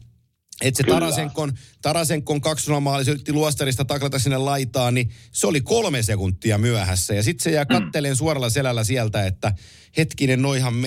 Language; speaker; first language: Finnish; native; Finnish